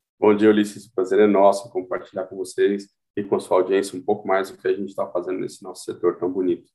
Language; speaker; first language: Portuguese; native; Portuguese